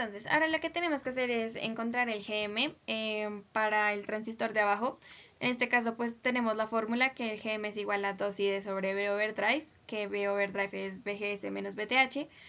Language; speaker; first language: Spanish; native; Spanish